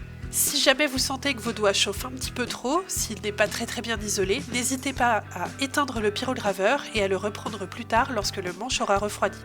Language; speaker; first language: French; native; French